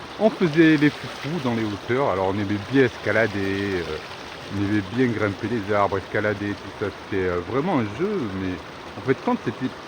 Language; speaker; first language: French; early bilingual, other home language; Arabic